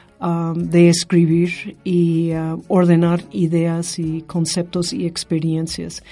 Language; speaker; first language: Spanish; non-native, fluent; English